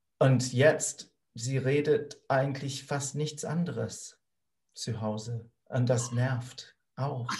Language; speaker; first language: German; non-native, fluent; English